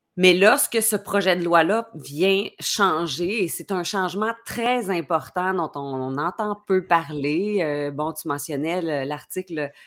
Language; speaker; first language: French; native; French